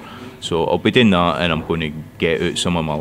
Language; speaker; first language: English; non-native, local second language; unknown